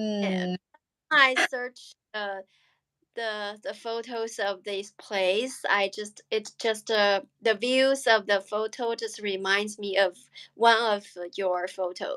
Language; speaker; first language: English; non-native, learner; Chinese